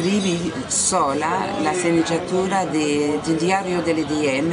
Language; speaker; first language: Italian; non-native, learner; French